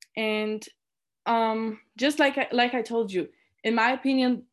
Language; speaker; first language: English; non-native, fluent; Polish